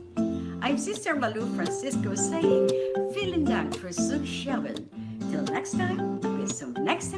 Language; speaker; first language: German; non-native, fluent; Filipino